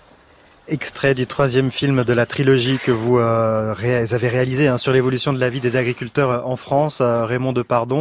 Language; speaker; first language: French; native; French